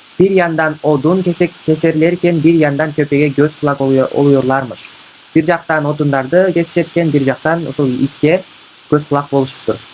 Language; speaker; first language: Turkish; non-native, fluent; Kyrgyz